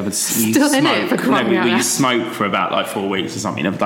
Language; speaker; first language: English; native; English